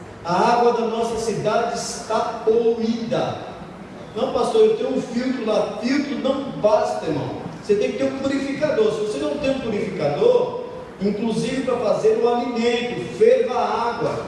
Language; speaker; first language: Portuguese; native; Portuguese